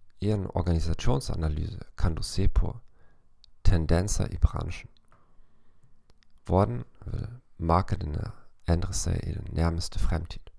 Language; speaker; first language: Danish; non-native, fluent; German